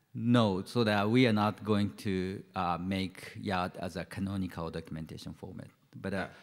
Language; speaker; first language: English; non-native, fluent; Japanese